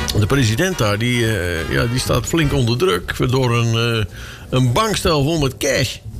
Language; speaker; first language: Dutch; native; Dutch